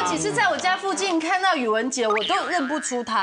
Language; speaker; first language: Chinese; native; Chinese